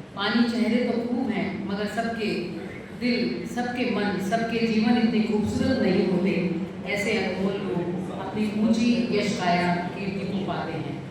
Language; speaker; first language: Hindi; native; Hindi